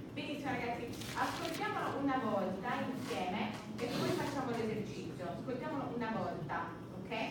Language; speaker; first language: Italian; early bilingual, heritage; Italian